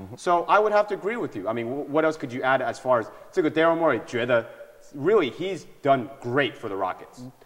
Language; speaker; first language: English; early bilingual, other home language; Chinese